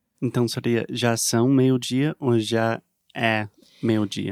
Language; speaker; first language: Portuguese; non-native, learner; English